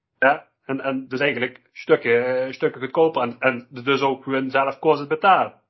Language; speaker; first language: Dutch; native; Dutch